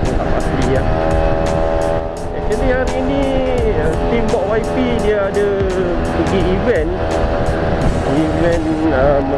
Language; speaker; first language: Malay; native; Malay